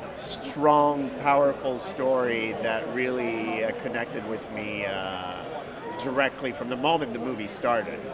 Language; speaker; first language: English; non-native, fluent; French